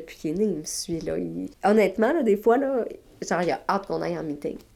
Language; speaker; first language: French; native; French